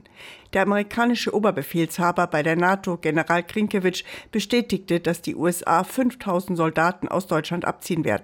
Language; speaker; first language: German; native; German